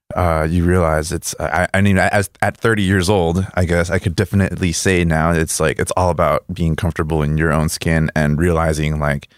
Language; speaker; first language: English; early bilingual, other home language; Spanish